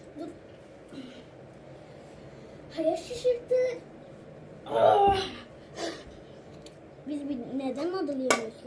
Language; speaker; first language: Turkish; early bilingual, other home language; Persian